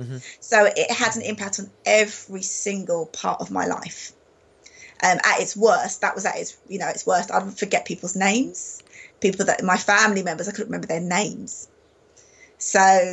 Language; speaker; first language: English; native; English